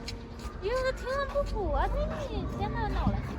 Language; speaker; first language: Chinese; non-native, learner; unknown